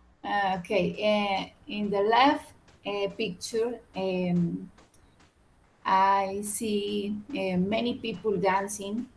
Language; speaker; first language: English; non-native, learner; Spanish